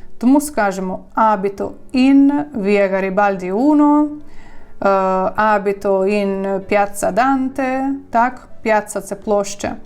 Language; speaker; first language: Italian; non-native, fluent; Ukrainian